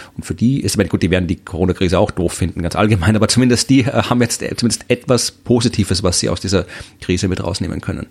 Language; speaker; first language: German; native; German